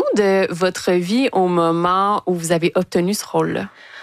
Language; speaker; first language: French; native; French